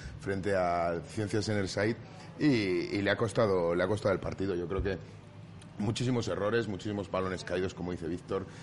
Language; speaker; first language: Spanish; native; Spanish